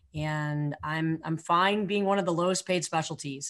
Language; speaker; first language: English; native; English